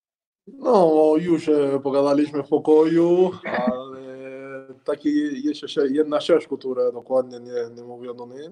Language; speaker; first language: Polish; non-native, learner; Spanish